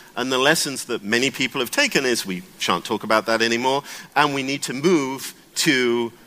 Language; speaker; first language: English; native; English